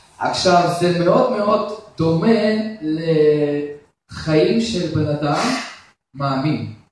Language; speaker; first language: Hebrew; non-native, fluent; Russian